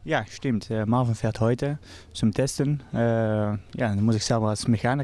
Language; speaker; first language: German; non-native, learner; Dutch